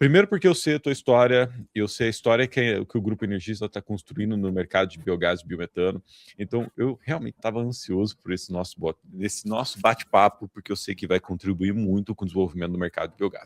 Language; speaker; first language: Portuguese; native; Portuguese